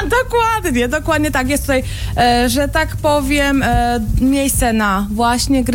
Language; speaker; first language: Polish; native; Polish